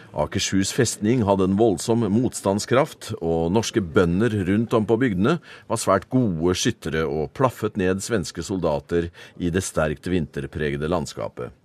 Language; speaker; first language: Norwegian; native; Norwegian